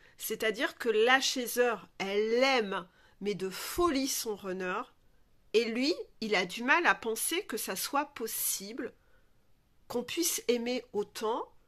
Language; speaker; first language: French; native; French